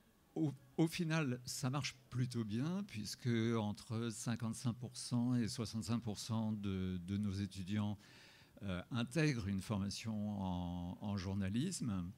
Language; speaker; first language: French; native; French